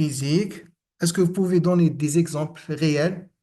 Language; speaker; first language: French; non-native, local second language; Arabic